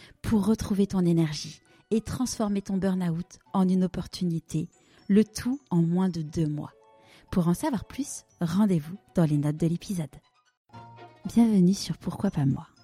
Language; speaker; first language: French; native; French